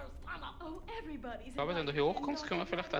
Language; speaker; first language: German; native; German